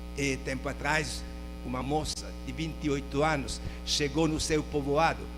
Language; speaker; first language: Portuguese; non-native, fluent; Italian